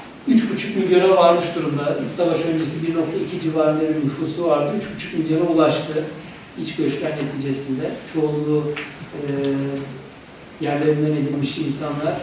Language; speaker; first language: Turkish; native; Turkish